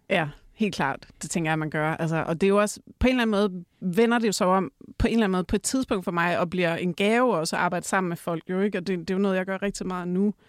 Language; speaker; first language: Danish; native; Danish